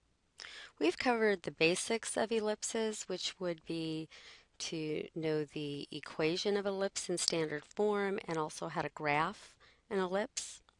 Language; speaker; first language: English; native; English